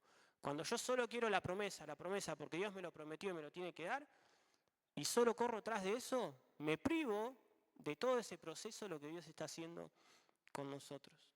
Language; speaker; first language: Spanish; native; Spanish